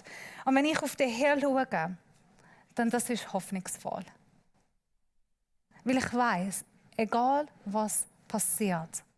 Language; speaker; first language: German; non-native, learner; Persian